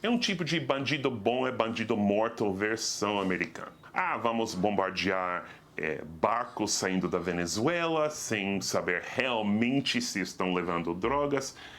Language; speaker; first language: Portuguese; non-native, fluent; English